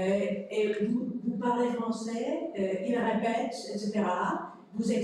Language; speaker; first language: French; non-native, learner; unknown